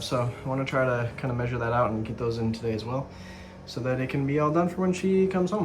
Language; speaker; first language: English; native; English